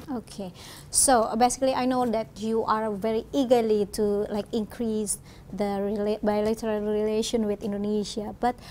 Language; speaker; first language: English; non-native, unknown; Indonesian